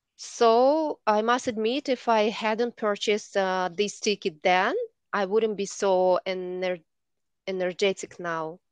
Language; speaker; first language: English; non-native, learner; Russian